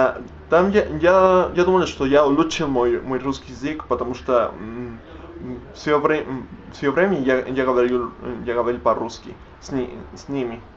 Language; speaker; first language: Russian; non-native, learner; Spanish